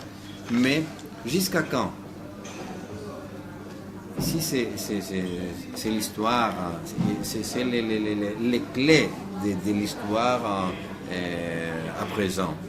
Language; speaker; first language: French; non-native, fluent; Greek